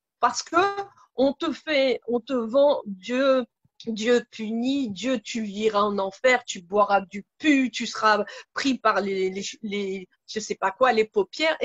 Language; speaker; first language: French; native; French